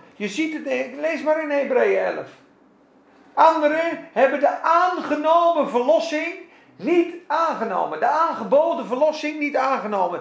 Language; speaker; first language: Dutch; non-native, fluent; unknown